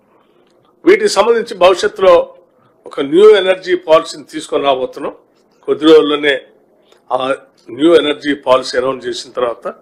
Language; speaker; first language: Telugu; native; Telugu